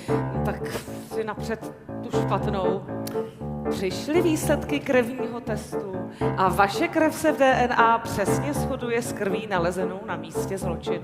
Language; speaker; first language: Czech; native; Czech